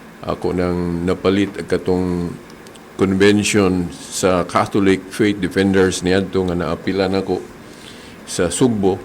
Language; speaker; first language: Cebuano; native; Cebuano